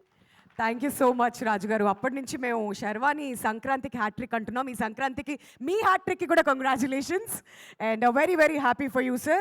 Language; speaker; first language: Telugu; native; Telugu